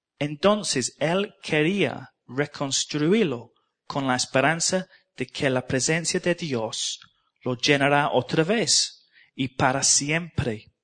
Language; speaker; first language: Spanish; non-native, learner; English